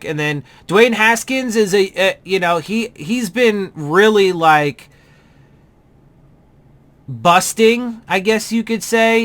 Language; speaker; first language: English; native; English